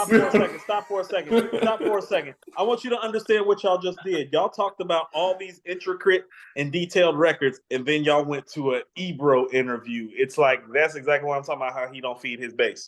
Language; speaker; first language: English; native; English